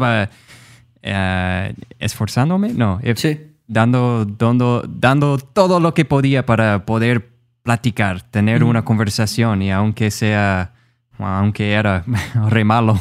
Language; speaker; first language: Spanish; non-native, fluent; English